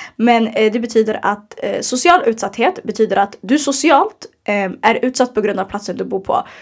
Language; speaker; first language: Swedish; early bilingual, other home language; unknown